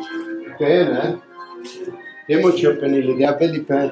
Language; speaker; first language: Norwegian; non-native, fluent; Spanish